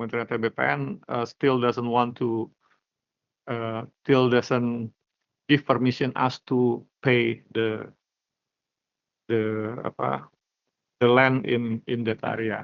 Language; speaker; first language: English; non-native, learner; Indonesian